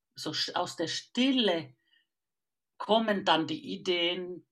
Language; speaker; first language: German; non-native, fluent; Finnish